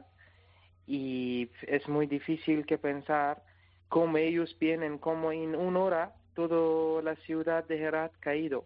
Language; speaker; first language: Spanish; non-native, learner; Persian